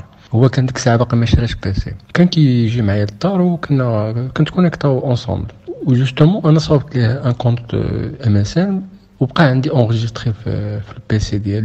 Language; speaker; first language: Arabic; native; Arabic